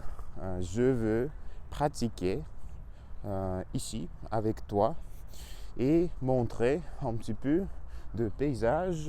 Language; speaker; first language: French; non-native, learner; Russian